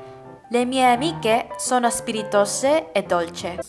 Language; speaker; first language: Italian; non-native, learner; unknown